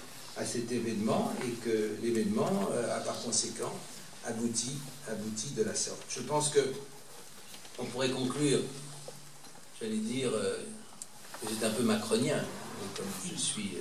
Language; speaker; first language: French; native; French